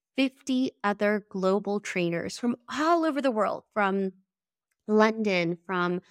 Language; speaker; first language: English; early bilingual, other home language; Spanish